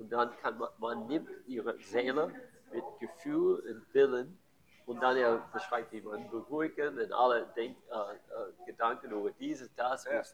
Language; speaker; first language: German; non-native, learner; English